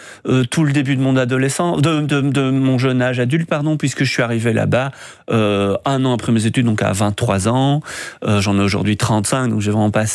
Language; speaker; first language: French; native; French